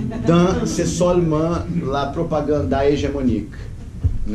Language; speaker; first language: French; non-native, learner; Portuguese